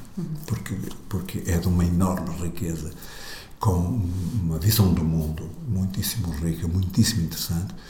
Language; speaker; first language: Portuguese; native; Portuguese